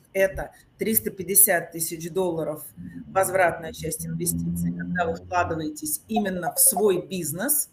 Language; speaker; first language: Russian; native; Russian